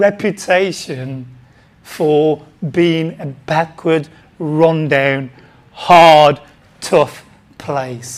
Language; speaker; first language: English; native; English